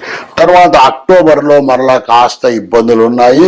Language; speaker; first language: Telugu; native; Telugu